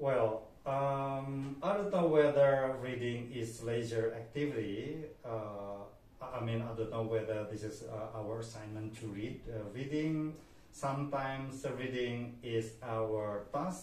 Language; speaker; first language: English; non-native, fluent; Indonesian